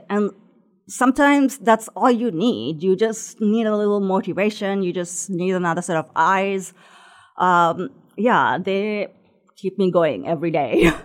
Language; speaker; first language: English; non-native, local second language; Sinhala